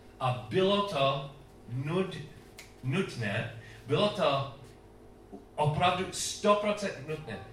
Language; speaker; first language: Czech; non-native, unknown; English